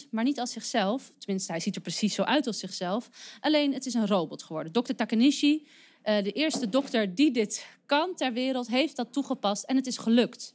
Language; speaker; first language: Dutch; native; Dutch